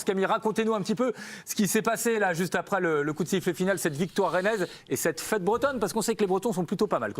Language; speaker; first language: French; native; French